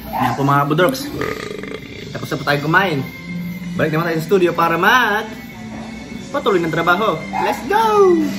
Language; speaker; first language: Filipino; non-native, local second language; Bikol